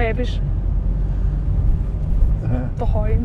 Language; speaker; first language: German; native; German